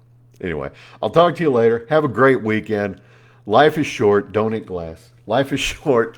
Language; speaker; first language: English; native; English